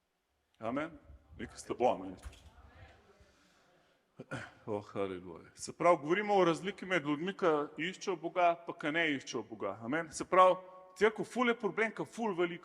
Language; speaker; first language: Slovenian; native; Slovenian